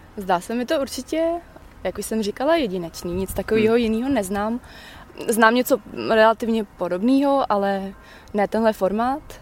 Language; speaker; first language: Czech; native; Czech